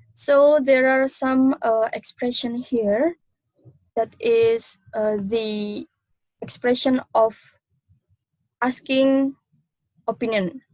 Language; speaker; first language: English; non-native, learner; Indonesian